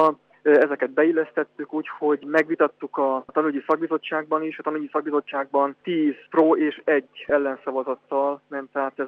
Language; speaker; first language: Hungarian; native; Hungarian